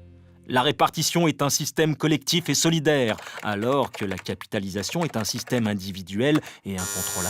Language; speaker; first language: French; native; French